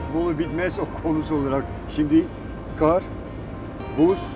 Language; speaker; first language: Turkish; non-native, fluent; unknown